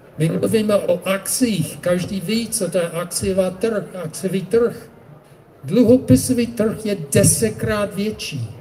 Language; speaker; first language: Czech; non-native, fluent; English